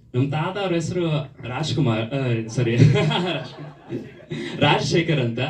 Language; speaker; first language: Kannada; early bilingual, other home language; German